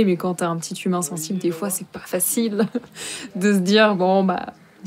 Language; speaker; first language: French; native; French